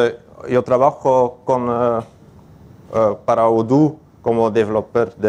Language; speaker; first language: Spanish; non-native, learner; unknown